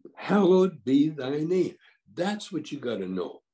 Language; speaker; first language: English; native; English